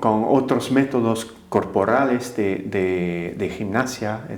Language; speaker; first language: Spanish; non-native, fluent; English